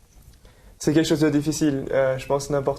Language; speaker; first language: French; native; French